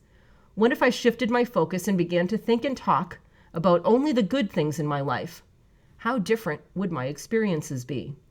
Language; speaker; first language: English; native; English